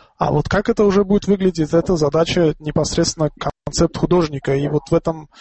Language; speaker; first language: Russian; non-native, local second language; Tajik